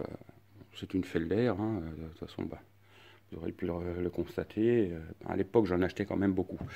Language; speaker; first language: French; native; French